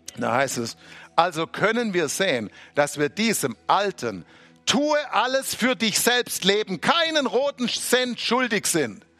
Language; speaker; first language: German; native; German